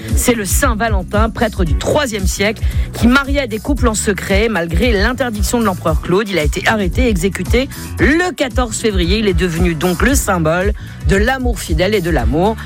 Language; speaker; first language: French; native; French